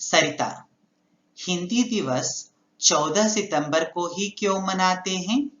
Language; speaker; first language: Hindi; non-native, local second language; Telugu